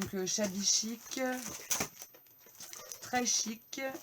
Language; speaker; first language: French; native; French